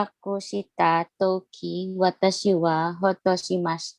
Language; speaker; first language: Japanese; non-native, learner; Filipino